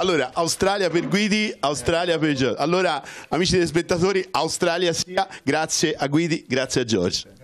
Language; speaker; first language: Italian; native; Italian